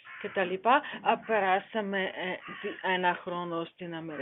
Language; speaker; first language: Greek; non-native, learner; German